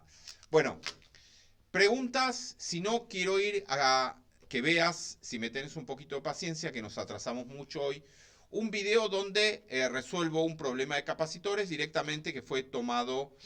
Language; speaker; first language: Spanish; native; Spanish